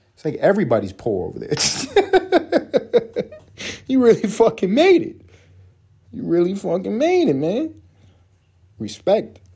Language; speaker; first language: English; native; English